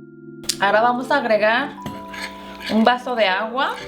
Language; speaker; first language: Spanish; non-native, fluent; Korean